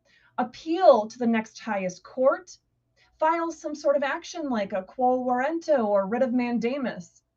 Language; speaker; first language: English; native; English